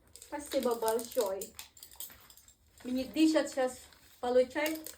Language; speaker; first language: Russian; non-native, learner; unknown